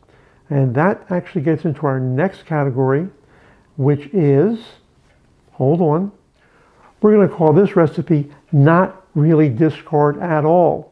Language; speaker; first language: English; native; English